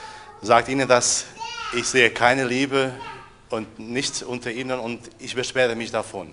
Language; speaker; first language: German; non-native, fluent; Portuguese